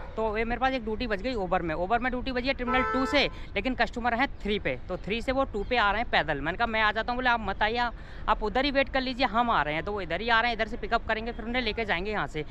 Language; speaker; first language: Hindi; native; Hindi